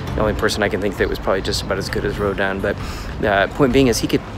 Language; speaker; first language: English; native; English